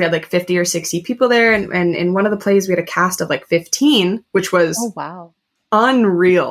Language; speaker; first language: English; native; English